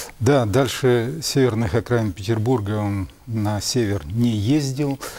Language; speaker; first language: Russian; native; Russian